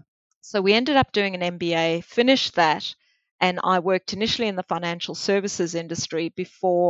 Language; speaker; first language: English; native; English